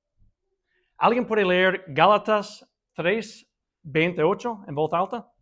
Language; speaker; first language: Spanish; non-native, fluent; English